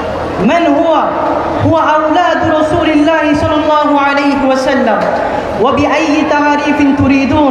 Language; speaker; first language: Arabic; non-native, learner; Bangla